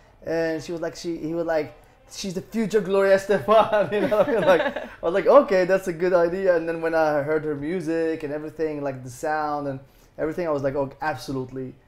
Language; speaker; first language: English; non-native, fluent; Arabic